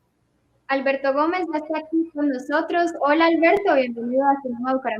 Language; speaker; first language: Spanish; native; Spanish